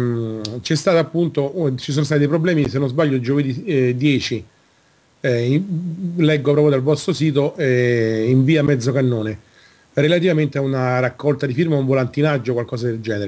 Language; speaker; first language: Italian; native; Italian